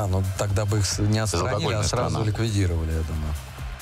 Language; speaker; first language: Russian; native; Russian